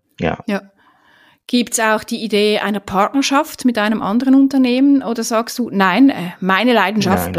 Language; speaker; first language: German; native; German